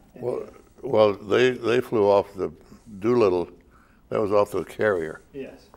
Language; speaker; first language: English; native; English